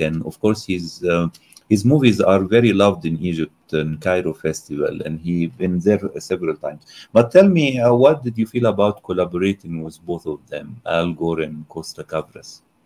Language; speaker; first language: English; non-native, fluent; Arabic